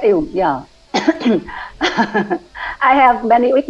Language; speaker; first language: English; non-native, learner; Vietnamese